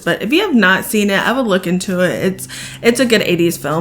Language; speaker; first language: English; native; English